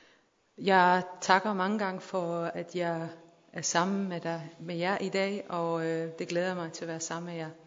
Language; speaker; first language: Danish; non-native, fluent; Persian